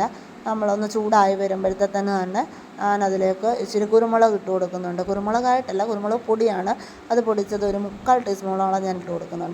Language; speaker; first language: Malayalam; native; Malayalam